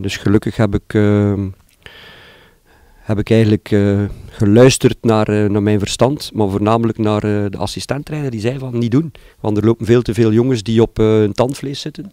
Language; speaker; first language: Dutch; native; Dutch